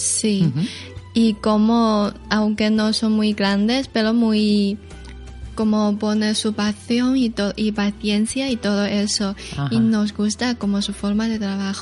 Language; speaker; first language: Spanish; non-native, learner; Chinese